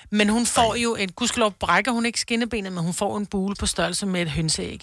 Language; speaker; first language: Danish; native; Danish